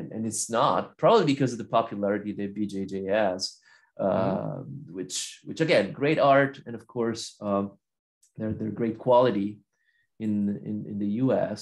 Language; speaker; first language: English; non-native, fluent; Italian